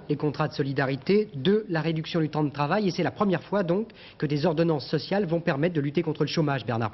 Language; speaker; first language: French; native; French